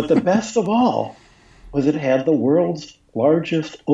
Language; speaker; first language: English; native; English